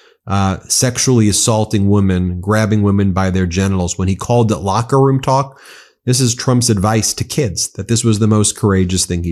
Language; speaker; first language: English; native; English